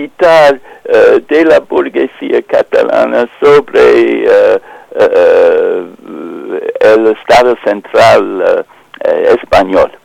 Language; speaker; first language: Spanish; non-native, fluent; English